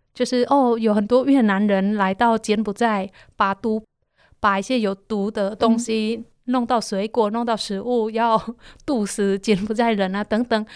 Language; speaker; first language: Chinese; non-native, fluent; Khmer